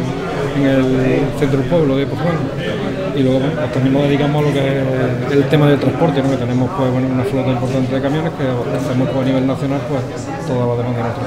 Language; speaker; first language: Spanish; native; Spanish